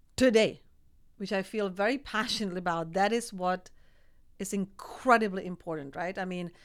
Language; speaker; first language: English; non-native, fluent; Czech